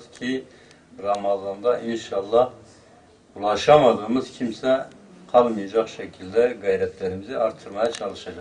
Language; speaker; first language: Turkish; native; Turkish